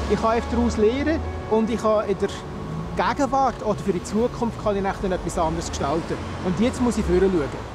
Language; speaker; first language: German; native; German